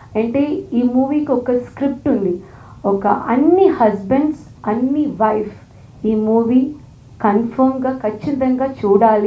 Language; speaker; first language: Telugu; non-native, fluent; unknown